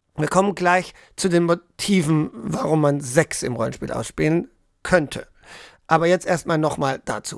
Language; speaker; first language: German; native; German